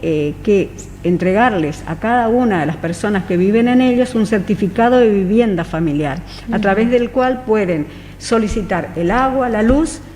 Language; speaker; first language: Spanish; native; Spanish